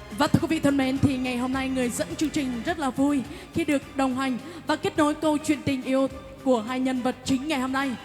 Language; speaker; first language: Vietnamese; non-native, local second language; Jarai